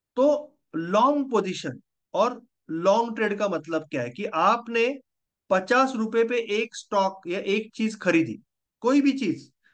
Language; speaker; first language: Hindi; non-native, local second language; Marathi